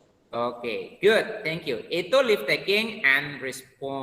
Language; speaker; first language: English; non-native, learner; Indonesian